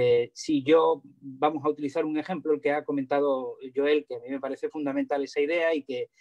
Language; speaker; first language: Spanish; native; Spanish